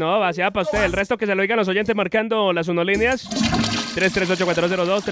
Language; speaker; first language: Spanish; native; Spanish